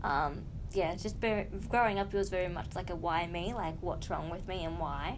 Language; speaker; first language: English; native; English